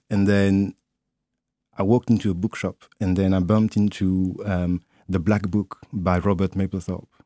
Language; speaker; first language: English; non-native, fluent; French